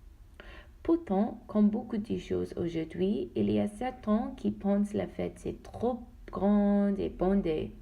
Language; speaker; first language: French; non-native, learner; Dutch